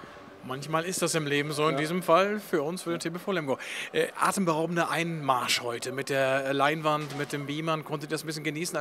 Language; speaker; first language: German; native; German